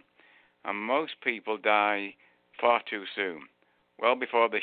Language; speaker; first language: English; native; English